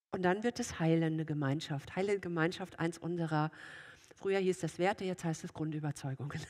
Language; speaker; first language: German; native; German